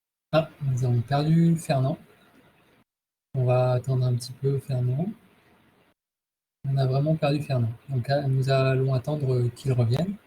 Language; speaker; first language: French; native; French